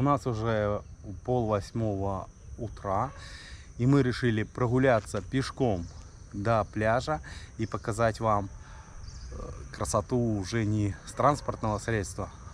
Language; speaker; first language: Russian; native; Russian